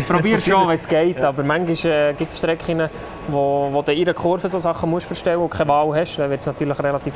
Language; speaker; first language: German; native; German